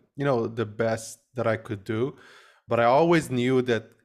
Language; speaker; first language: English; early bilingual, other home language; Arabic